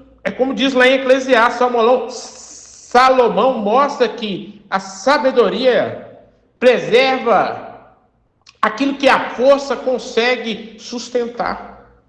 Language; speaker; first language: Portuguese; native; Portuguese